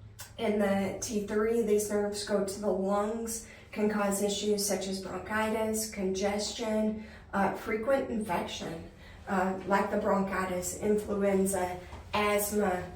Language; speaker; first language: English; native; English